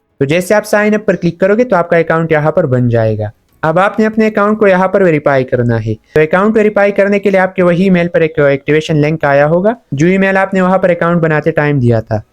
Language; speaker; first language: Urdu; non-native, local second language; Punjabi